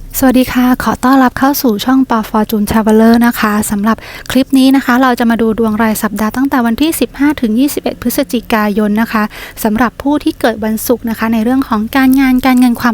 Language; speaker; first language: Thai; native; Thai